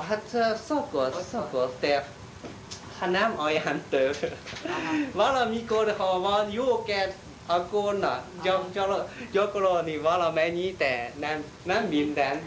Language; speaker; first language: Hungarian; non-native, learner; Chinese